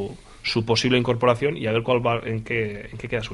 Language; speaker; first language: Spanish; native; Spanish